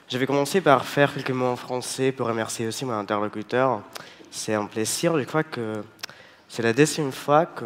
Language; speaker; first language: French; non-native, fluent; Spanish